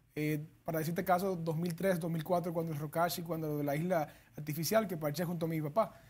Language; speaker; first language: Spanish; native; Spanish